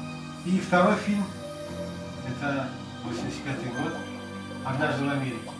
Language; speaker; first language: Russian; native; Russian